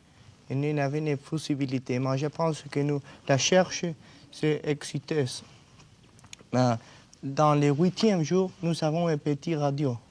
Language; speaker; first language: French; non-native, learner; Spanish